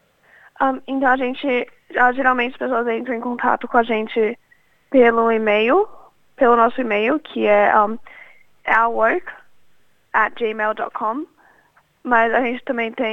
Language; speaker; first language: Portuguese; early bilingual, other home language; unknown